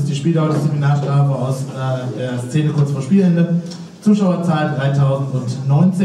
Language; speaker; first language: German; native; German